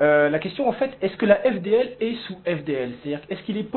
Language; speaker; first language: French; native; French